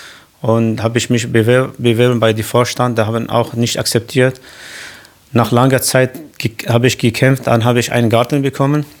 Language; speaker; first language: German; non-native, local second language; Kurdish